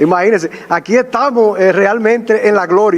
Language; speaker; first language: Spanish; native; Spanish